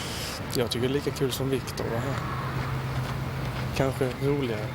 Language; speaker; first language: Swedish; native; Swedish